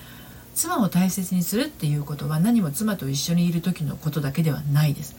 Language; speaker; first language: Japanese; native; Japanese